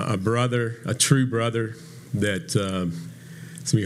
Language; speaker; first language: English; native; English